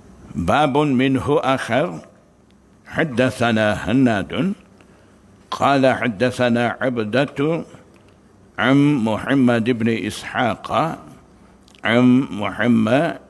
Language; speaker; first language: Arabic; non-native, fluent; Malay